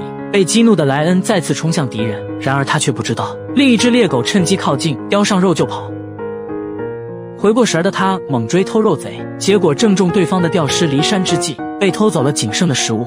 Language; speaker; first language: Chinese; native; Chinese